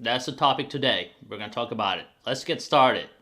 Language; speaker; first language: English; non-native, fluent; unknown